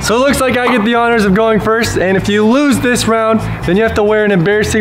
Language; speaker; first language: English; native; English